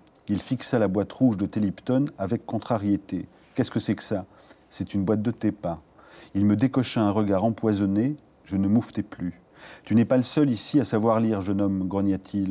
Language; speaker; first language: French; native; French